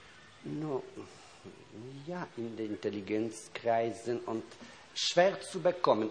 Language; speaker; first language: German; non-native, fluent; Polish